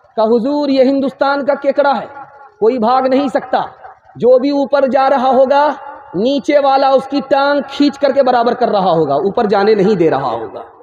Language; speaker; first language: Urdu; non-native, local second language; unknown